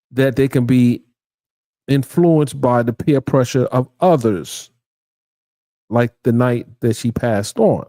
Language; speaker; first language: English; native; English